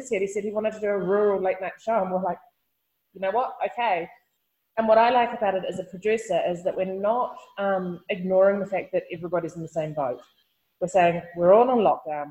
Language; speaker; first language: English; native; English